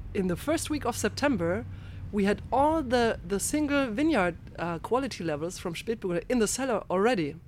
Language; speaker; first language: English; non-native, fluent; German